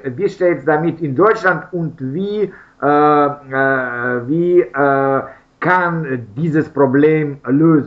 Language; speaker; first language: German; non-native, learner; Russian